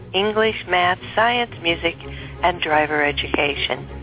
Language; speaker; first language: English; native; English